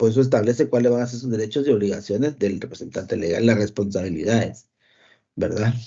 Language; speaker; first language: Spanish; native; Spanish